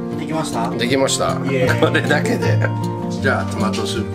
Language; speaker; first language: Japanese; non-native, learner; English